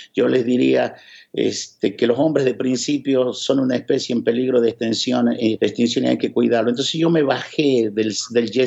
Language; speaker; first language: Spanish; native; Spanish